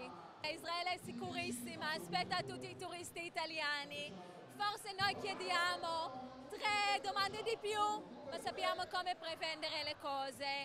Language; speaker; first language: Italian; non-native, fluent; Hebrew